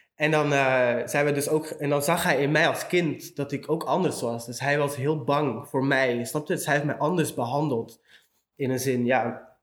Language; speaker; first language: Dutch; early bilingual, other home language; Romany